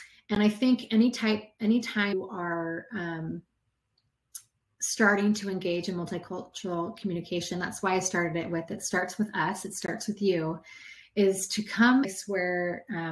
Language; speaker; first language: English; native; English